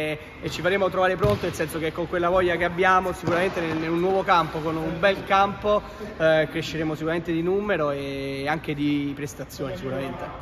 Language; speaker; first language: Italian; native; Italian